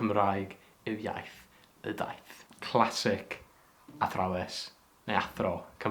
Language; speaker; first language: Welsh; native; Welsh